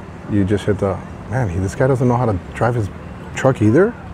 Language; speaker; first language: English; early bilingual, other home language; Spanish